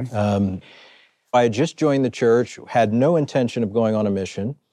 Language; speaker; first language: English; native; English